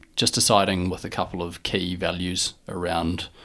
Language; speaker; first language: English; native; English